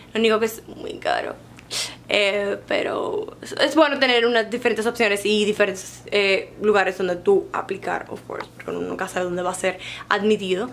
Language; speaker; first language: Spanish; native; Spanish